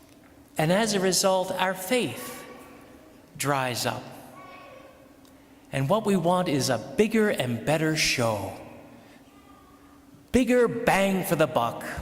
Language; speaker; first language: English; native; English